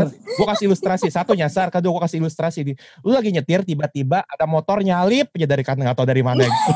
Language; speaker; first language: Indonesian; native; Indonesian